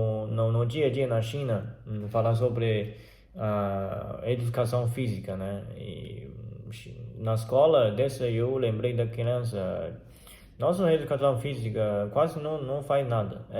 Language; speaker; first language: Portuguese; non-native, learner; Chinese